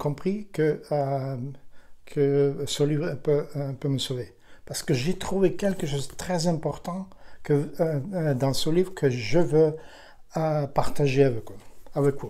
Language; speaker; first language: French; non-native, fluent; Ukrainian